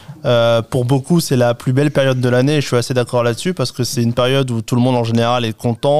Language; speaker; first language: French; native; French